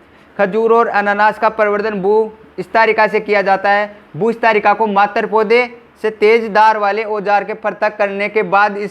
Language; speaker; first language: Hindi; native; Hindi